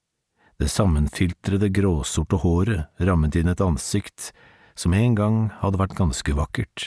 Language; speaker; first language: Norwegian; native; Norwegian